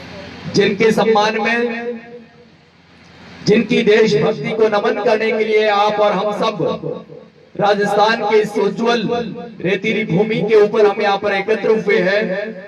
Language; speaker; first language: Hindi; native; Hindi